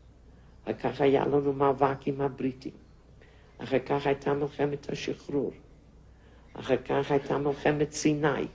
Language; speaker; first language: Hebrew; non-native, fluent; Yiddish